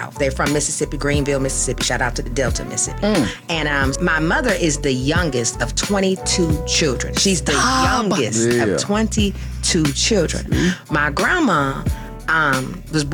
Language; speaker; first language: English; native; English